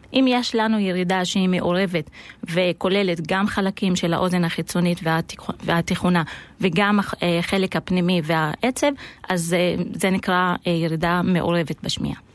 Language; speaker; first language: Hebrew; non-native, local second language; Arabic